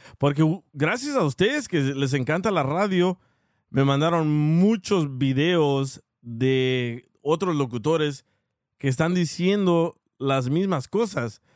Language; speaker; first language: Spanish; early bilingual, heritage; Spanish